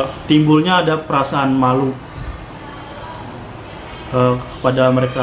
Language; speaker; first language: Indonesian; native; Indonesian